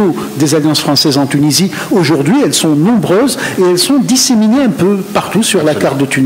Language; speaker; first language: French; non-native, local second language; Arabic